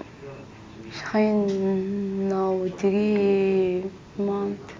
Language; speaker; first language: Dutch; non-native, learner; Arabic